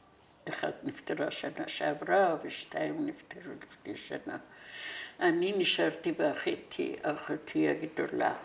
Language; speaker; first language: Hebrew; non-native, fluent; Persian